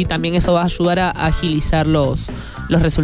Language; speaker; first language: Spanish; native; Spanish